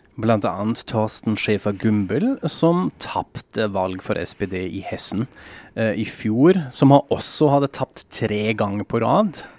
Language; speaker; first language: Norwegian; non-native, fluent; German